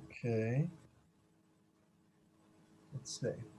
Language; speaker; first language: English; native; English